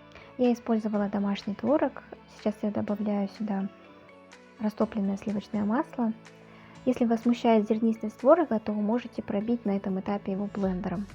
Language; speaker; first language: Russian; native; Russian